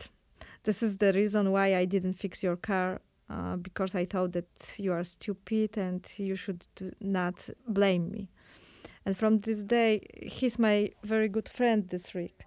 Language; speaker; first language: English; non-native, learner; Polish